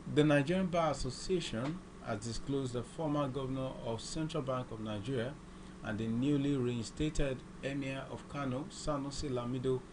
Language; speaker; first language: English; non-native, local second language; Yoruba